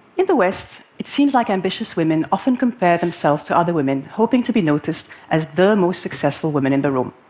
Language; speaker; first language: English; non-native, fluent; Arabic